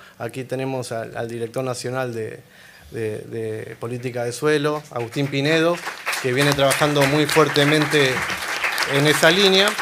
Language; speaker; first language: Spanish; native; Spanish